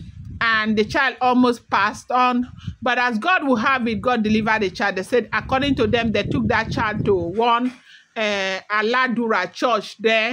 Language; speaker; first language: English; non-native, local second language; Yoruba